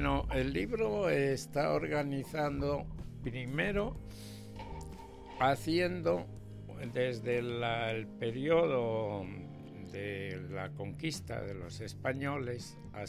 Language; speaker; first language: Spanish; native; Spanish